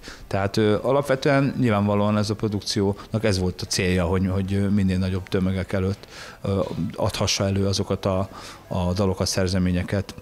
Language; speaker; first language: Hungarian; native; Hungarian